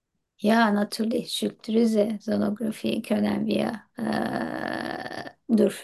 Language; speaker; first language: German; non-native, learner; Turkish